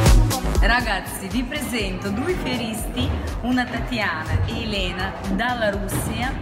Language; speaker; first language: Italian; non-native, fluent; Russian